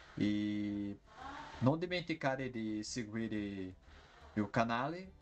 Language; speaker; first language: Italian; non-native, learner; Portuguese